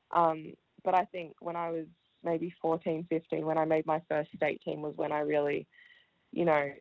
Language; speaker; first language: English; native; English